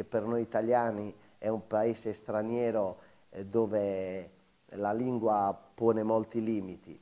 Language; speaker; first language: Italian; native; Italian